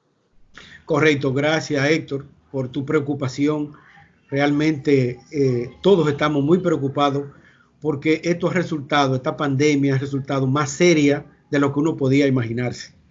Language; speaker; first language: Spanish; native; Spanish